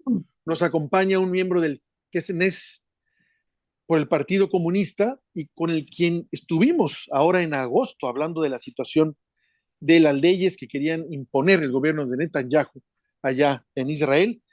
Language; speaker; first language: Spanish; native; Spanish